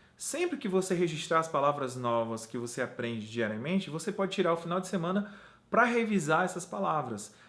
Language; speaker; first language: Portuguese; native; Portuguese